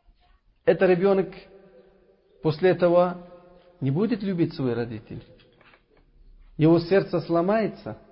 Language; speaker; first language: Russian; non-native, learner; Uzbek